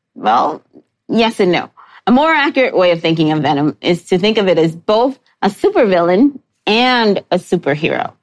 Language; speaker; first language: English; native; English